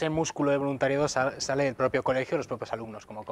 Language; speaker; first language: Spanish; native; Spanish